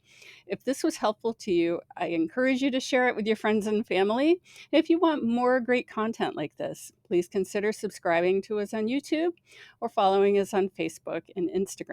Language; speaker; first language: English; native; English